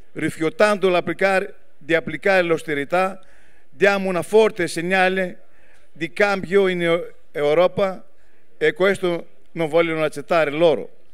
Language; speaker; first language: Italian; non-native, fluent; Greek